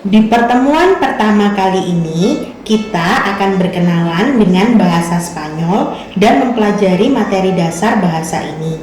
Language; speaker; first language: Indonesian; native; Indonesian